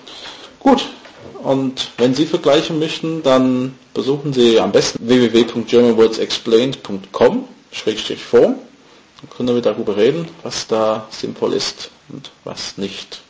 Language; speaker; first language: German; non-native, fluent; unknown